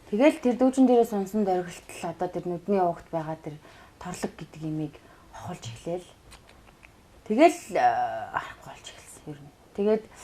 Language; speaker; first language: Mongolian; native; Mongolian